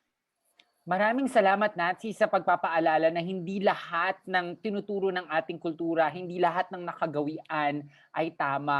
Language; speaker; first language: Filipino; native; Filipino